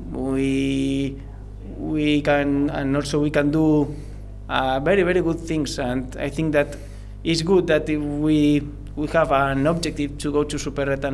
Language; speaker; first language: English; non-native, learner; Spanish